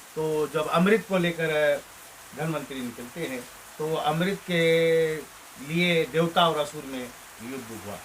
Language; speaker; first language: Hindi; native; Hindi